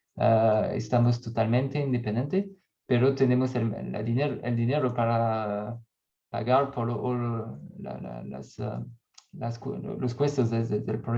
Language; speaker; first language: Spanish; non-native, learner; French